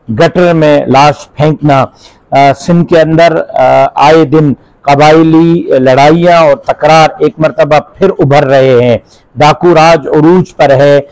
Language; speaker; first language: Urdu; non-native, local second language; Sindhi